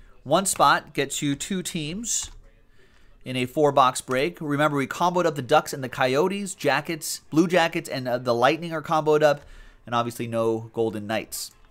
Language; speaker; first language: English; native; English